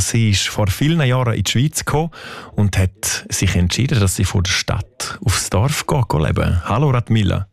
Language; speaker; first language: German; native; German